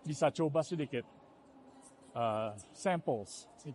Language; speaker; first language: Indonesian; non-native, fluent; English